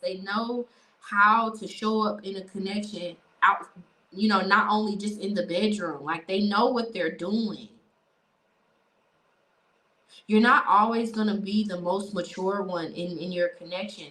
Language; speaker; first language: English; native; English